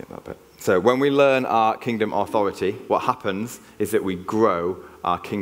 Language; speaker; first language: English; native; English